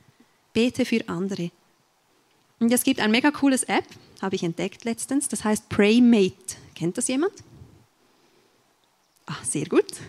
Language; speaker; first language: German; native; German